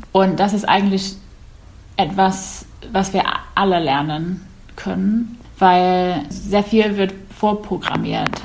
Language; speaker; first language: German; non-native, fluent; English